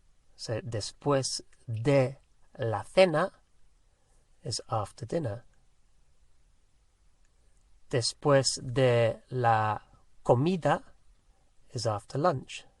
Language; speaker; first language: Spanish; non-native, fluent; English